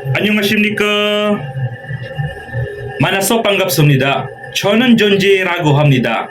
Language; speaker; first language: Korean; non-native, learner; Filipino